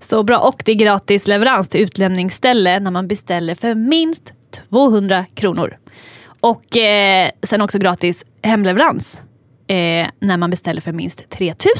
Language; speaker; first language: Swedish; native; Swedish